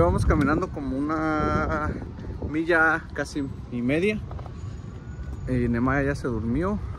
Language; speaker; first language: Spanish; early bilingual, heritage; Spanish